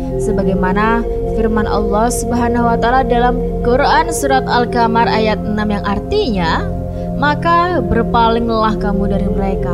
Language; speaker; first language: Indonesian; native; Indonesian